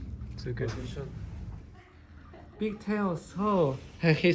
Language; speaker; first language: English; non-native, learner; Chinese